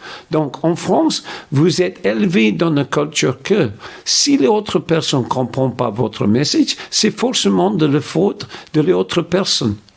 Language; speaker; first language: French; non-native, fluent; English